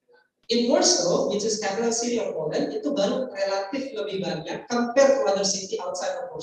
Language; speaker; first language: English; non-native, fluent; Indonesian